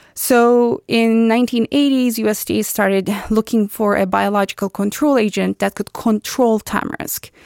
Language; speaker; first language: English; non-native, fluent; Turkish